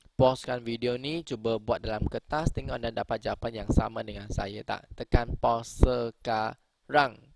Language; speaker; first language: Malay; native; Malay